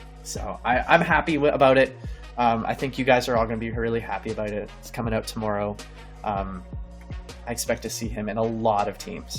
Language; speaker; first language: English; native; English